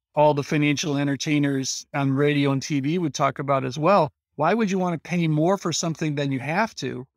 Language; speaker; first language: English; native; English